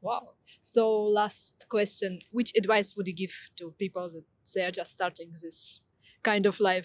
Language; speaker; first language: English; non-native, fluent; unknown